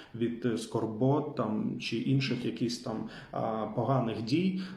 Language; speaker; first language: Ukrainian; non-native, local second language; Russian